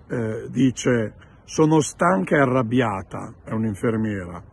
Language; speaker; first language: Italian; native; Italian